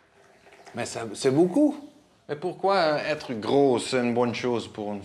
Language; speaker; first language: French; non-native, learner; Dutch